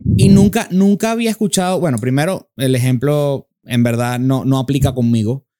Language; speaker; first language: Spanish; native; Spanish